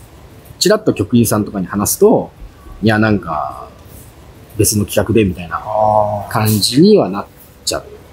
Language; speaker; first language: Japanese; native; Japanese